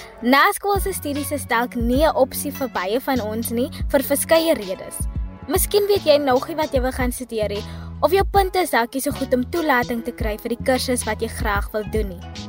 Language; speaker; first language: Afrikaans; native; Afrikaans